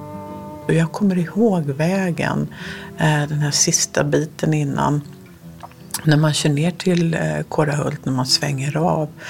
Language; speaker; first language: Swedish; early bilingual, other home language; Danish